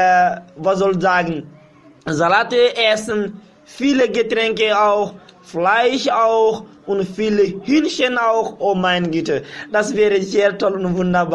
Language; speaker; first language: German; non-native, learner; Bambara